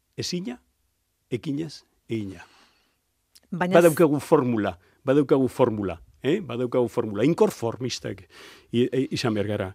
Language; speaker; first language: Basque; native; Basque